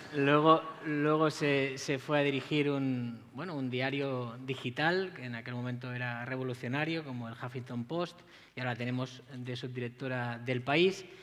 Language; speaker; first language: Spanish; native; Spanish